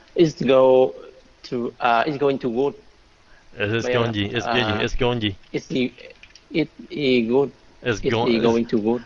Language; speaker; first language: English; non-native, learner; Vietnamese